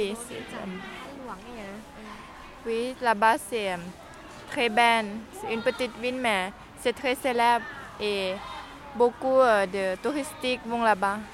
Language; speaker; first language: French; non-native, learner; Lao